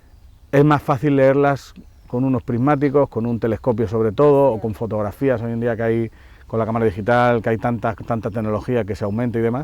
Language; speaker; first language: Spanish; native; Spanish